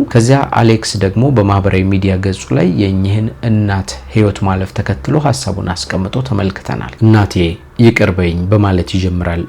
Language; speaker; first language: Amharic; native; Amharic